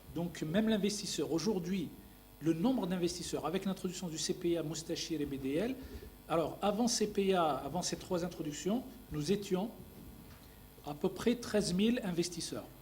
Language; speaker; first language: French; non-native, local second language; Arabic